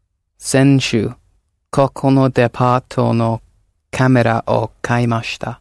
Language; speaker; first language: Japanese; non-native, learner; English